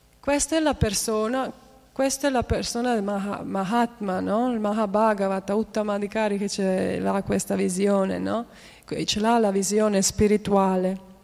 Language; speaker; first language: Italian; non-native, fluent; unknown